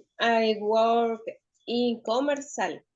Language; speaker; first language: English; non-native, learner; Spanish